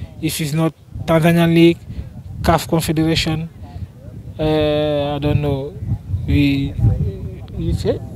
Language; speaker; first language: English; non-native, learner; French